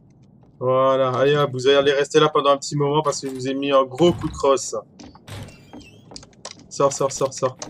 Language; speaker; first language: French; native; French